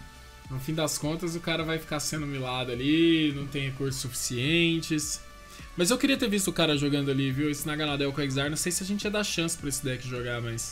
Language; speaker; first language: Portuguese; native; Portuguese